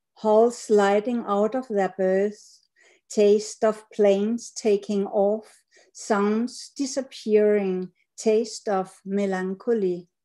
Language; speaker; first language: English; non-native, fluent; Danish